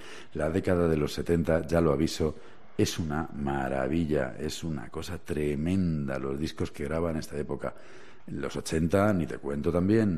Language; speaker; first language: Spanish; native; Spanish